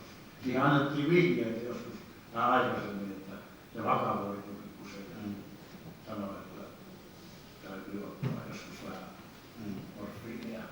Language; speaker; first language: Finnish; native; Finnish